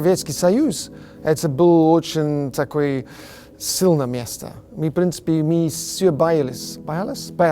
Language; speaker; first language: Russian; non-native, learner; English